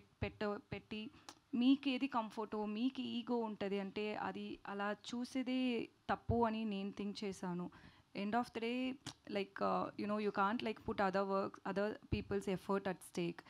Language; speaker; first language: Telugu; non-native, learner; Tamil